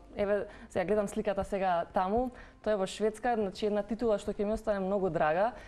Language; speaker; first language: Macedonian; native; Macedonian